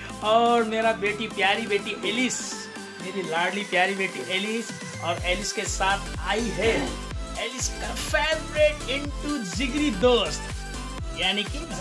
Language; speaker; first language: Hindi; non-native, local second language; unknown